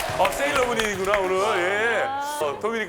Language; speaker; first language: Korean; native; Korean